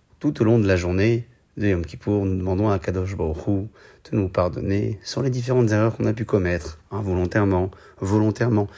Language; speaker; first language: French; native; French